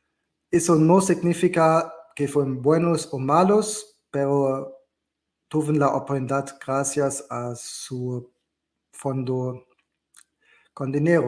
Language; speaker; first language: Spanish; non-native, fluent; German